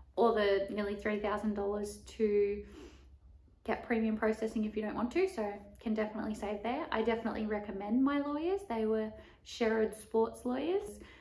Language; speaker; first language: English; native; English